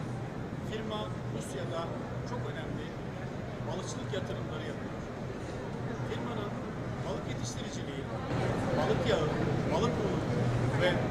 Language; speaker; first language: Turkish; native; Turkish